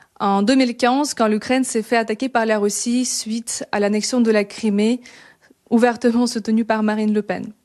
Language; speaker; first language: French; non-native, fluent; Ukrainian